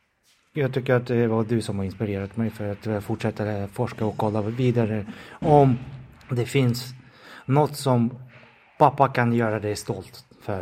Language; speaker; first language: Swedish; non-native, fluent; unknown